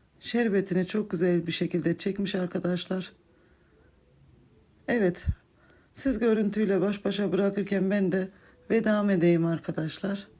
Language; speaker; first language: Turkish; native; Turkish